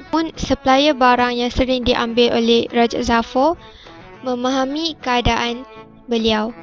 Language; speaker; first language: Malay; native; Malay